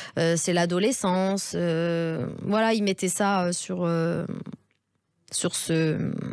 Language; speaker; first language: French; native; French